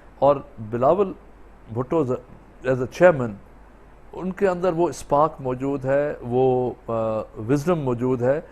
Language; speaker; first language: Urdu; non-native, local second language; Sindhi